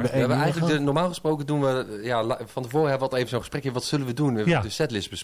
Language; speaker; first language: Dutch; native; Dutch